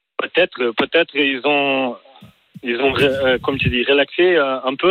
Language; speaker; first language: French; non-native, learner; Portuguese